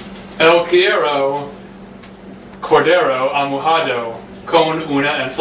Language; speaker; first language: Spanish; non-native, learner; English